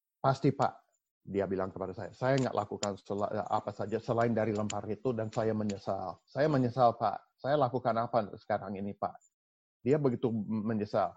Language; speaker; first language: Indonesian; non-native, fluent; English